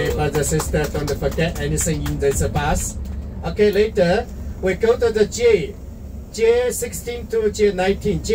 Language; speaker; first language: English; non-native, learner; Chinese